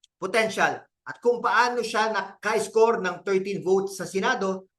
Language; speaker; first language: English; non-native, local second language; Filipino